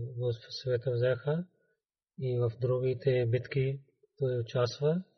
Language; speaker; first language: Bulgarian; non-native, learner; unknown